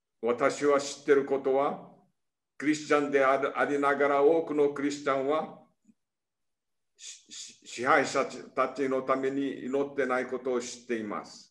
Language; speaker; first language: Japanese; early bilingual, heritage; Portuguese